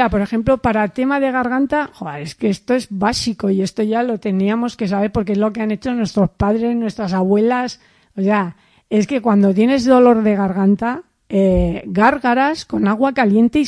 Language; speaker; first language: Spanish; native; Spanish